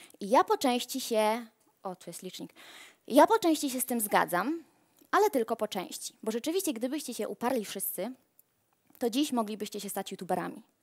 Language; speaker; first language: Polish; native; Polish